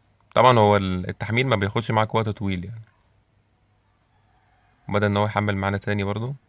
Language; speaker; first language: Arabic; native; Arabic